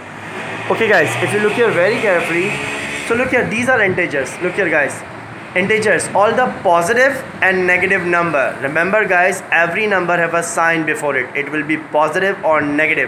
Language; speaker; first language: English; non-native, local second language; Hindi